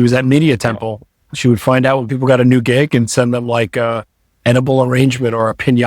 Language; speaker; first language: English; native; English